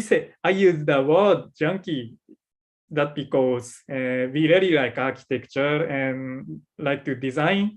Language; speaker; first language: English; non-native, learner; Japanese